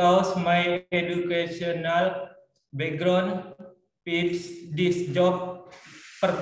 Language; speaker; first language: English; non-native, learner; Indonesian